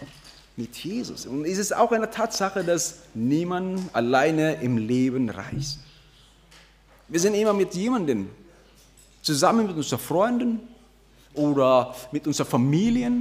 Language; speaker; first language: German; non-native, fluent; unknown